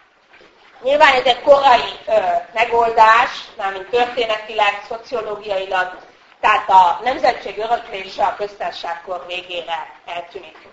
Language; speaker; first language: Hungarian; native; Hungarian